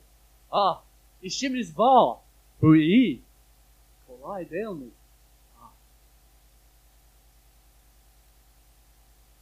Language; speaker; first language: Turkish; non-native, fluent; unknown